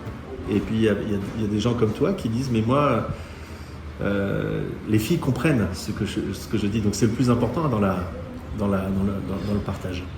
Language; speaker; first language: French; native; French